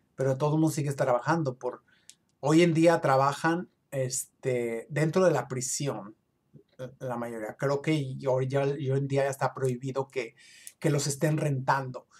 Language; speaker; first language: Spanish; early bilingual, other home language; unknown